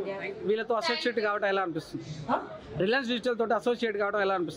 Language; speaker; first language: Telugu; native; Telugu